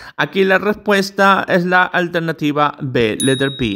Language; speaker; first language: Spanish; native; Spanish